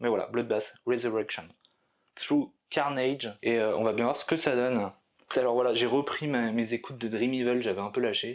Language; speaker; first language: French; native; French